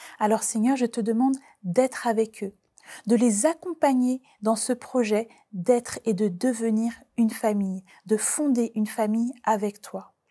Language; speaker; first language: French; native; French